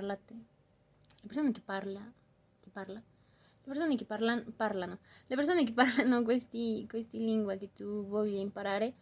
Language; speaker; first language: Italian; non-native, learner; Spanish